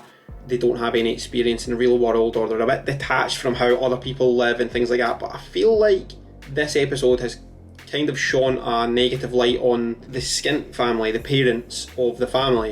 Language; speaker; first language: English; native; English